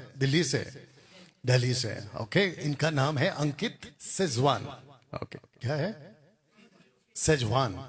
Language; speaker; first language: Hindi; non-native, local second language; Telugu